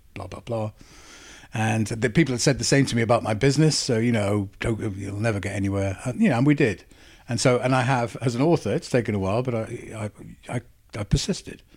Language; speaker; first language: English; native; English